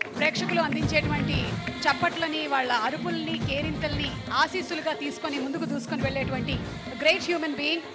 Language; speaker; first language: Telugu; native; Telugu